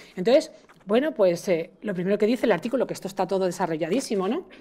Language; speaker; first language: Spanish; native; Spanish